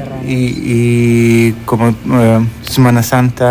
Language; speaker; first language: Spanish; non-native, learner; Russian